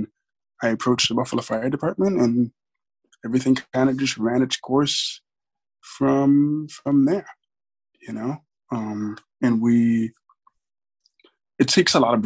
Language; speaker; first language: English; native; English